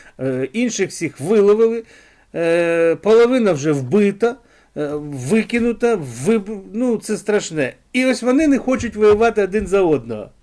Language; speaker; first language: Ukrainian; non-native, local second language; Russian